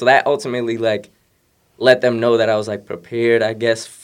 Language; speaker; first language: English; native; English